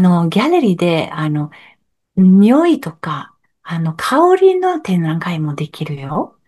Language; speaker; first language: Japanese; non-native, learner; French